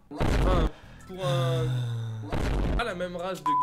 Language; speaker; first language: French; native; French